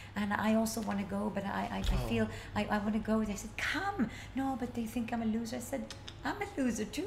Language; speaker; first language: English; early bilingual, other home language; Swedish